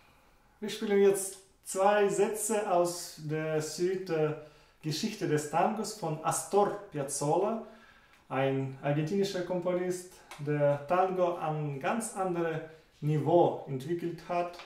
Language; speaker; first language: German; non-native, fluent; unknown